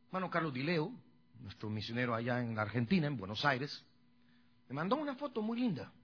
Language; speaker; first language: Spanish; native; Spanish